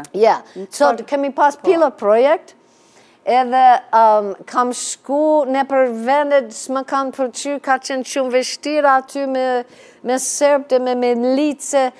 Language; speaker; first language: Albanian; non-native, fluent; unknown